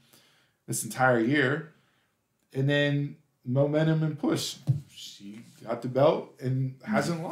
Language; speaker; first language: English; native; English